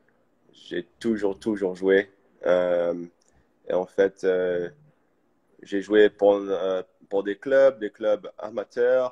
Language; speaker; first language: French; early bilingual, heritage; English